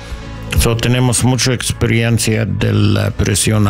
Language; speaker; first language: Spanish; non-native, learner; English